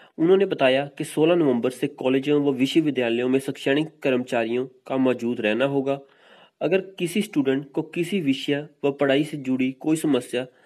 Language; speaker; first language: Hindi; non-native, local second language; Punjabi